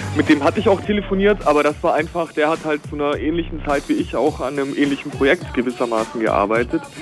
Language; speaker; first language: German; native; German